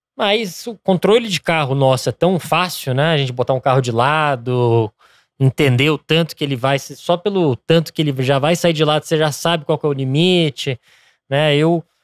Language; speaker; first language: Portuguese; early bilingual, other home language; English